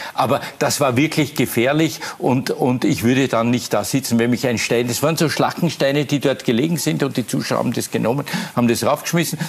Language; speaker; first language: German; native; German